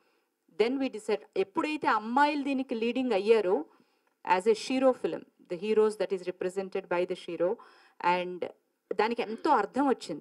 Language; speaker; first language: Telugu; native; Telugu